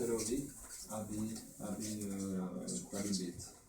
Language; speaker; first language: Czech; non-native, learner; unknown